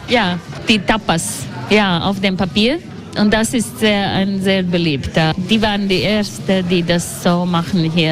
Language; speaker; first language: German; non-native, learner; Latvian